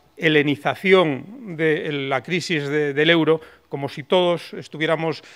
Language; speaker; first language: Spanish; native; Spanish